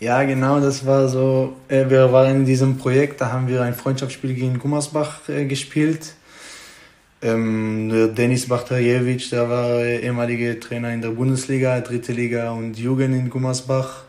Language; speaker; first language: German; non-native, fluent; Hebrew